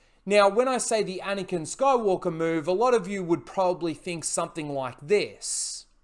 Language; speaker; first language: English; native; English